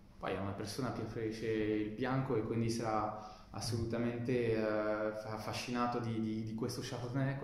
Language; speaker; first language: Italian; non-native, fluent; French